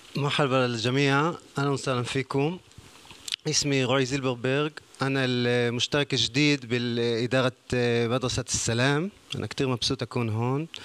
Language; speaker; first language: Arabic; non-native, learner; Hebrew